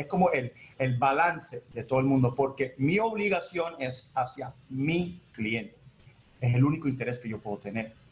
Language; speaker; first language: Spanish; early bilingual, heritage; Spanish